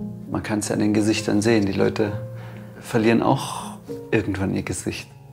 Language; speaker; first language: German; native; German